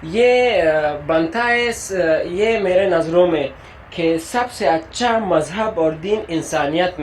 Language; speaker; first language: Hindi; non-native, learner; Persian